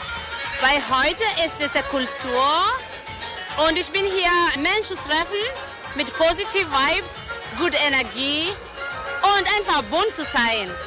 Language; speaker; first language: German; non-native, learner; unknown